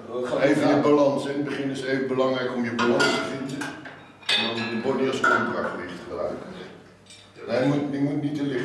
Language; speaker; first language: Dutch; native; Dutch